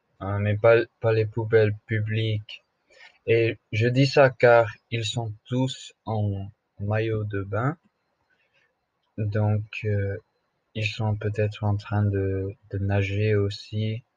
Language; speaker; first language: French; non-native, learner; English